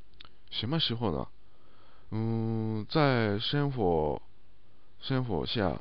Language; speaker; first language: Chinese; non-native, learner; Japanese